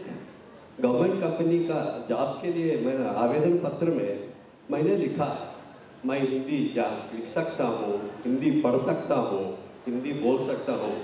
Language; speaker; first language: Hindi; non-native, local second language; Telugu